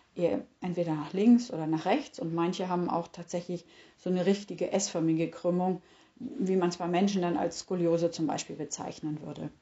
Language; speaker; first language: German; native; German